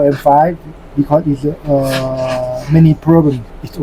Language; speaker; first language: English; non-native, learner; Thai